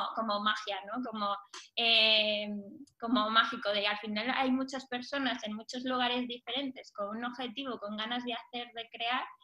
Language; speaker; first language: Spanish; native; Spanish